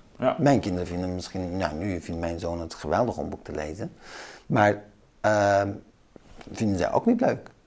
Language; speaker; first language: Dutch; early bilingual, other home language; Kurdish